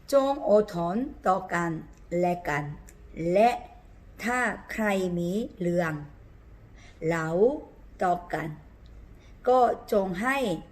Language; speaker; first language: Thai; non-native, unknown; Korean